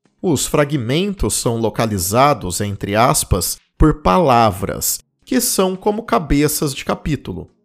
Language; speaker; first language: Portuguese; native; Portuguese